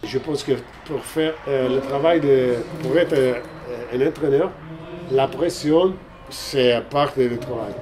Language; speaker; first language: French; non-native, learner; Italian